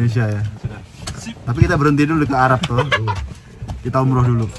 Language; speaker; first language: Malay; non-native, local second language; Javanese